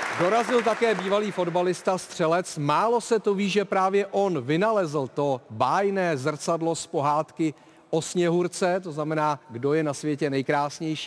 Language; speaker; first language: Czech; native; Czech